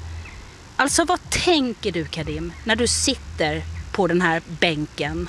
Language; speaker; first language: Swedish; native; Swedish